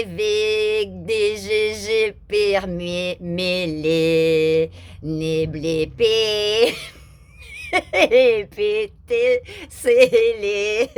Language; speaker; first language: French; native; French